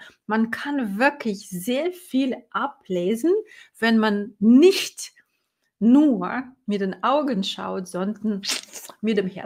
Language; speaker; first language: German; non-native, fluent; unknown